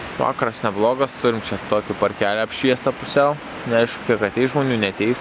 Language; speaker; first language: Lithuanian; native; Lithuanian